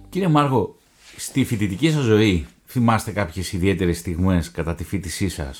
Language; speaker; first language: Greek; native; Greek